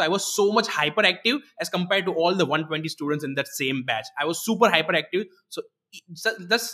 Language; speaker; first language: English; non-native, local second language; Gujarati